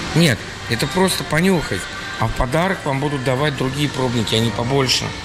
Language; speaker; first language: Russian; native; Russian